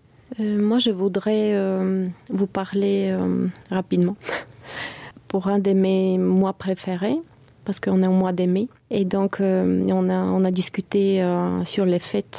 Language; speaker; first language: French; non-native, fluent; Bulgarian